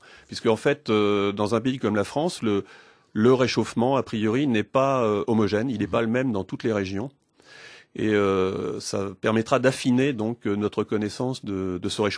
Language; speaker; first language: French; native; French